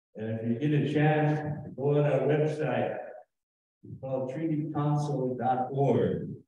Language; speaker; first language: English; native; English